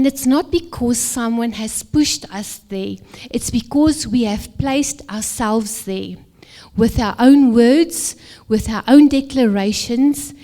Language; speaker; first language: English; non-native, local second language; Afrikaans